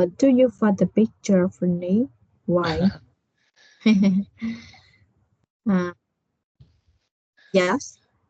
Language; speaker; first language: English; non-native, learner; Vietnamese